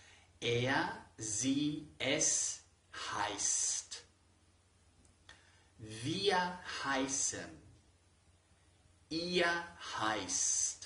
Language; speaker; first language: German; non-native, fluent; Spanish